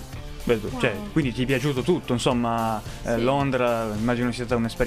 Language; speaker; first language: Italian; native; Italian